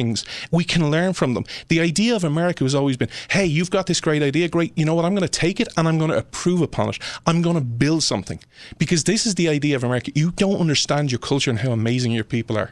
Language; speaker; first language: English; native; English